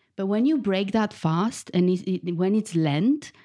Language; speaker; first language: English; non-native, fluent; Romanian